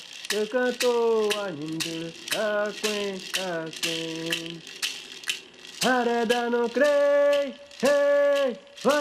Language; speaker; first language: Portuguese; non-native, local second language; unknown